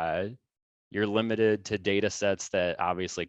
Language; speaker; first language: English; native; English